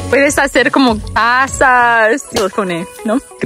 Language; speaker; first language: Spanish; non-native, learner; English